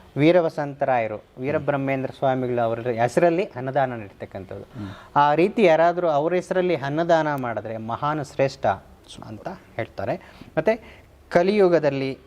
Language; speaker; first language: Kannada; native; Kannada